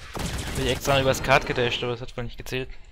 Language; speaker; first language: German; native; German